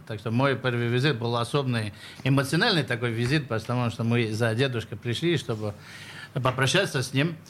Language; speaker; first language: Russian; early bilingual, heritage; Russian